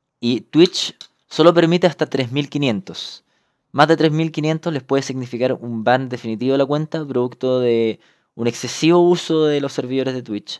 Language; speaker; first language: Spanish; native; Spanish